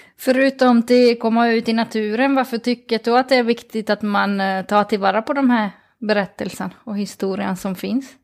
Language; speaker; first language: Swedish; native; Swedish